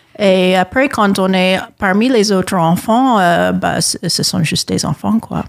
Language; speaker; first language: French; non-native, fluent; English